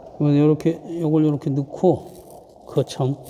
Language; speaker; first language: Korean; native; Korean